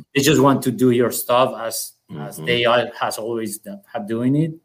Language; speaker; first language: English; non-native, fluent; Spanish